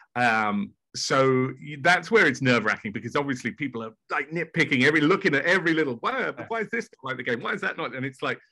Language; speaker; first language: English; native; English